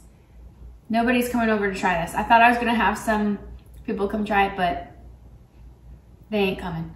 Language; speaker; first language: English; native; English